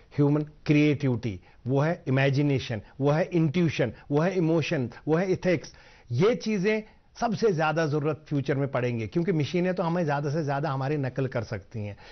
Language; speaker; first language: Hindi; non-native, local second language; Kashmiri